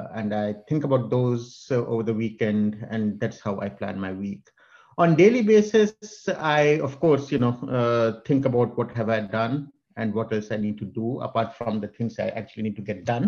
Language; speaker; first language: English; non-native, local second language; Hindi